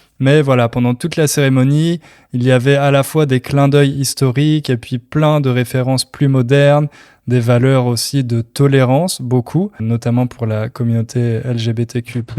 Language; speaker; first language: French; native; French